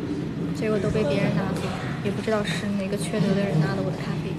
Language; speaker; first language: Chinese; native; Chinese